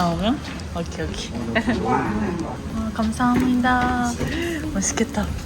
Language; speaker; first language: Korean; non-native, fluent; Japanese